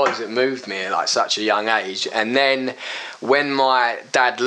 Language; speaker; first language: English; native; English